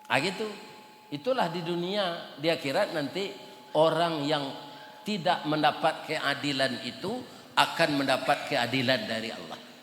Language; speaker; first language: Malay; non-native, local second language; Minangkabau